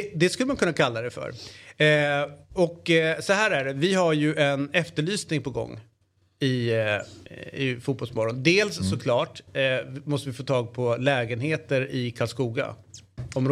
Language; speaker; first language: Swedish; native; Swedish